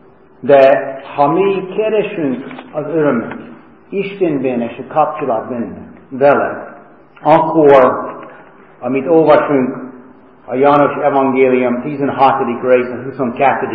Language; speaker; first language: Hungarian; non-native, fluent; English